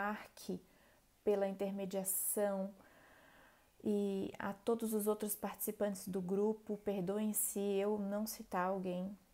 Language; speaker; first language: Portuguese; native; Portuguese